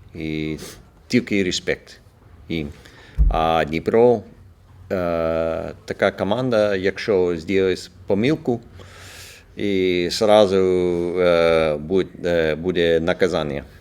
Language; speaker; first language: Ukrainian; non-native, local second language; Russian